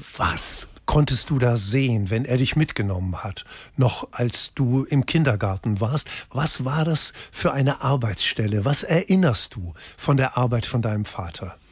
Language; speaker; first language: German; native; German